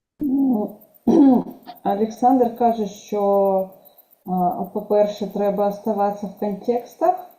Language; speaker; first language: Ukrainian; non-native, learner; Russian